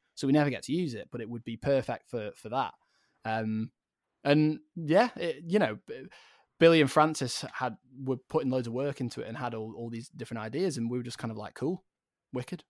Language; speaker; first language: English; native; English